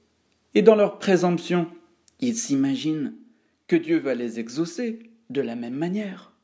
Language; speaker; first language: French; native; French